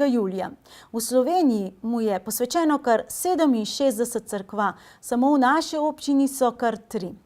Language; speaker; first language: Slovenian; native; Slovenian